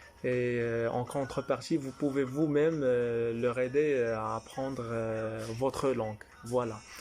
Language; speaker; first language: French; non-native, fluent; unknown